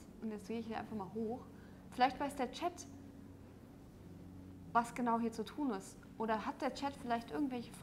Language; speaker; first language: German; native; German